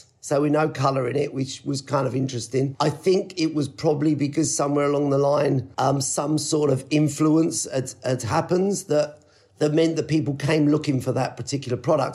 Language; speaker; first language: English; native; English